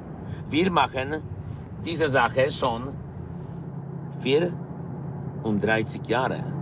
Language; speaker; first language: German; non-native, learner; Polish